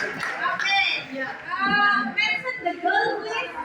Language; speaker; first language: English; non-native, fluent; Indonesian